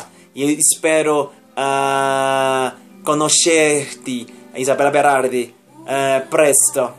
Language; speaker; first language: Italian; non-native, learner; Portuguese